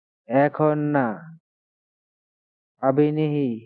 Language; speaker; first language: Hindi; non-native, learner; Bangla